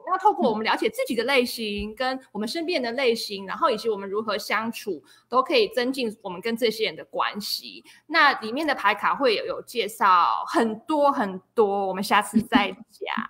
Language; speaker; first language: Chinese; native; Chinese